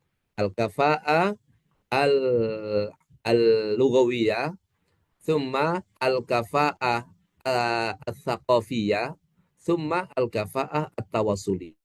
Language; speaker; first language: Arabic; non-native, fluent; Indonesian